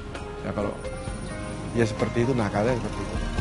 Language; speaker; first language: Indonesian; native; Indonesian